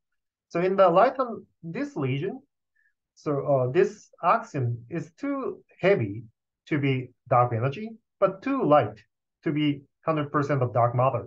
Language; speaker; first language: English; non-native, fluent; Japanese